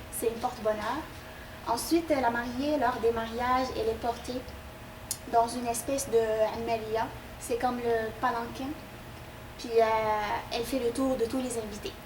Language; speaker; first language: French; non-native, local second language; Arabic